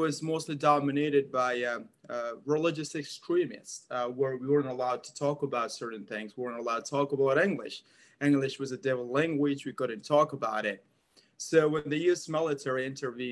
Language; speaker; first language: English; non-native, fluent; Persian